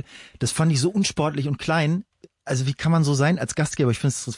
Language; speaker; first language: German; native; German